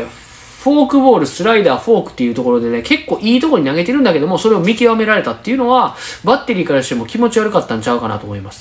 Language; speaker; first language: Japanese; native; Japanese